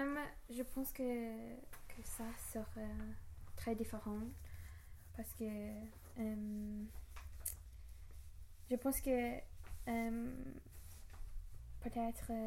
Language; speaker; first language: French; non-native, learner; English